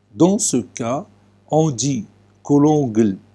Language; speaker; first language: French; non-native, local second language; Arabic